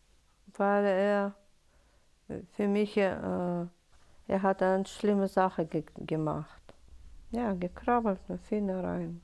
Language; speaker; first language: German; non-native, learner; Russian